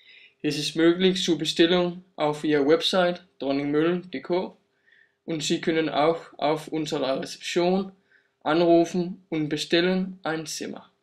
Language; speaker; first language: German; non-native, learner; Danish